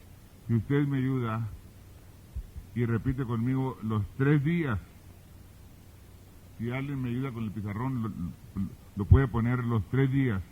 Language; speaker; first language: Spanish; early bilingual, heritage; Spanish